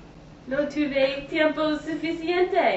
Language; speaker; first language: Spanish; non-native, learner; English